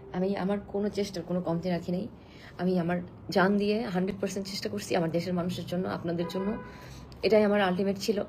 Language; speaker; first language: Bangla; native; Bangla